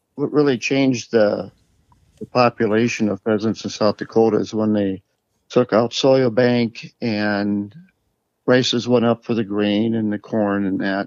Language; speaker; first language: English; native; English